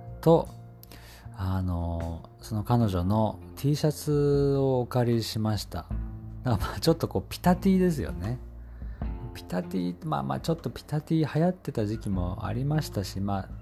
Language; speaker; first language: Japanese; native; Japanese